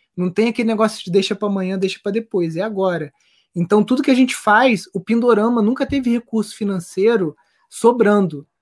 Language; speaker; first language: Portuguese; native; Portuguese